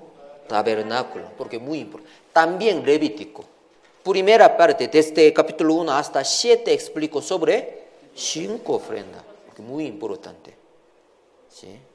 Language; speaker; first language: Spanish; non-native, learner; Korean